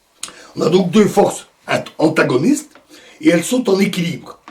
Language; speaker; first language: French; native; French